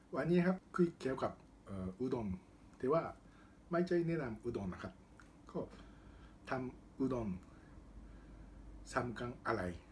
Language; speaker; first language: Thai; non-native, learner; Japanese